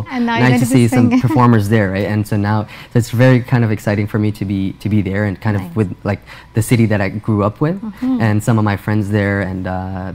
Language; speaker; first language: English; native; English